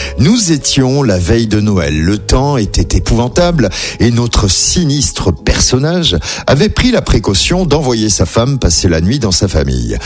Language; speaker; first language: French; native; French